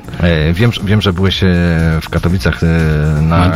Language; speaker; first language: Polish; native; Polish